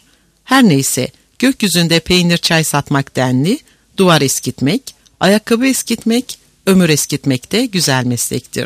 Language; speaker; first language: Turkish; native; Turkish